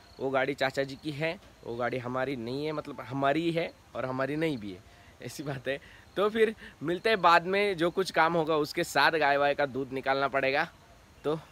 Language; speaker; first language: Hindi; non-native, local second language; Marathi